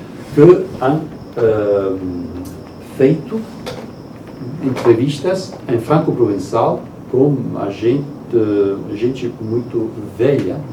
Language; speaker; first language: Portuguese; non-native, learner; Italian